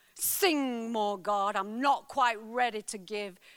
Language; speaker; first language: English; native; English